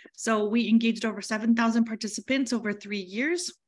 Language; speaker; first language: English; early bilingual, other home language; Spanish